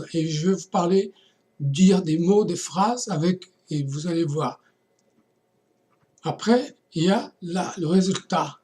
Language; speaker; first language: French; non-native, fluent; Portuguese